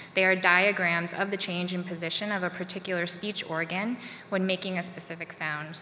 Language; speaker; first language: English; native; English